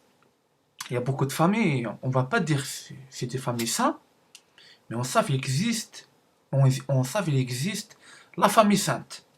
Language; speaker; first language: French; non-native, learner; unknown